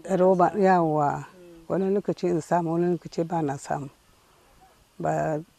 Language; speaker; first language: Hausa; non-native, local second language; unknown